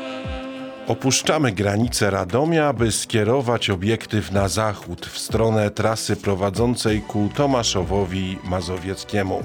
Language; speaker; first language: Polish; native; Polish